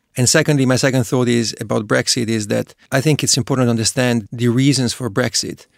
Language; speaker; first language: English; non-native, fluent; Italian